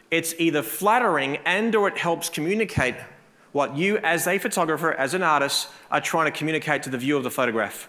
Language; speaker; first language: English; native; English